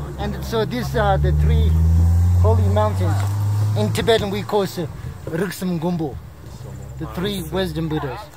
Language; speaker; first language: English; non-native, fluent; Tibetan